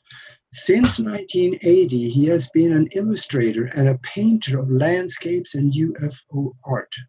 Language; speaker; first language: English; non-native, fluent; Norwegian